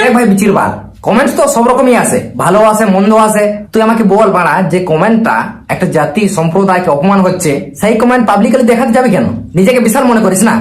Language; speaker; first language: Bangla; non-native, local second language; Santali